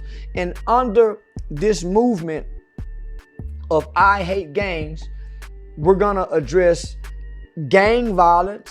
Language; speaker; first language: English; native; English